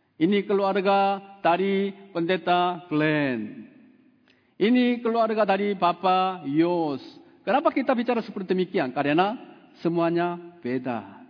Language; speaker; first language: Indonesian; non-native, fluent; Korean